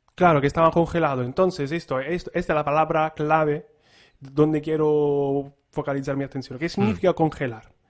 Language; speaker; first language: Spanish; non-native, fluent; Italian